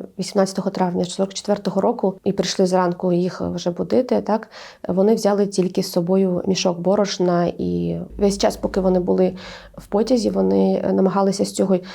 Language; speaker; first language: Ukrainian; non-native, local second language; Crimean Tatar